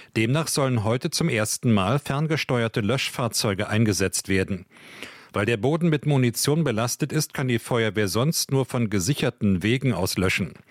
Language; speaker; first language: German; native; German